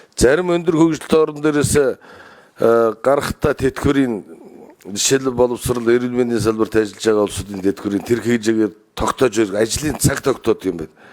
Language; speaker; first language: Mongolian; non-native, local second language; Kazakh